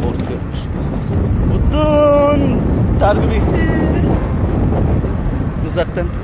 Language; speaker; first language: Turkish; non-native, learner; Bangla